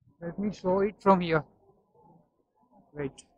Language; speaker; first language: English; non-native, local second language; Hindi